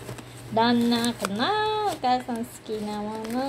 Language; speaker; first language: Japanese; non-native, learner; Vietnamese